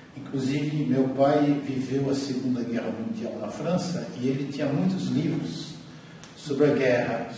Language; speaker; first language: Portuguese; early bilingual, other home language; French